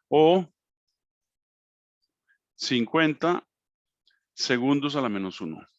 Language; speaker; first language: Spanish; native; Spanish